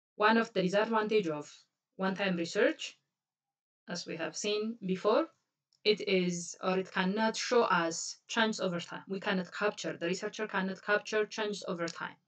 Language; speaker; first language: English; non-native, local second language; Amharic